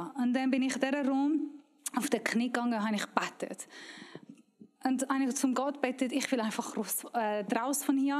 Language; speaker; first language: German; non-native, learner; Persian